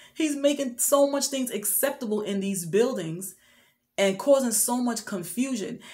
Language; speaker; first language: English; native; English